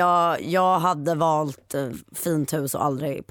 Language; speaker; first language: Swedish; native; Swedish